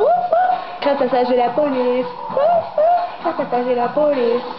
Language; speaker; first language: French; native; French